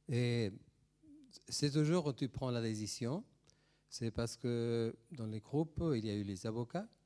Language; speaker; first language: French; non-native, fluent; Spanish